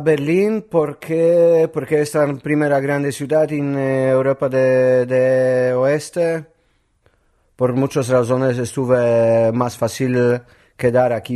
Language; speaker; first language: Spanish; non-native, learner; Polish